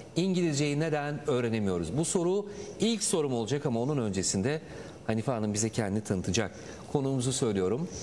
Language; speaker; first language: Turkish; native; Turkish